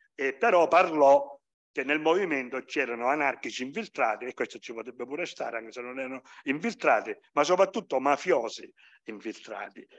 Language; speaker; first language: Italian; native; Italian